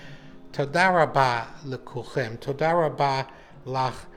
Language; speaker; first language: Hebrew; non-native, learner; English